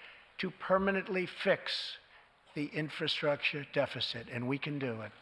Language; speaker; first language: English; native; English